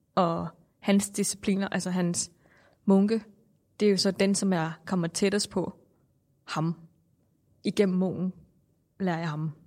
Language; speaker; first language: Danish; non-native, fluent; Thai